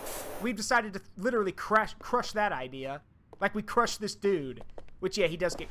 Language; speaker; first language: English; native; English